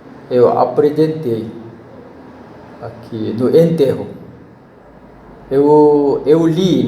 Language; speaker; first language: Portuguese; non-native, learner; Korean